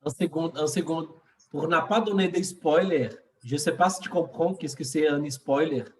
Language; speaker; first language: French; non-native, fluent; Portuguese